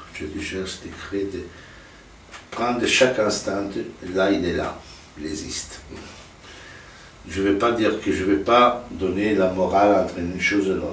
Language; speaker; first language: French; non-native, fluent; Italian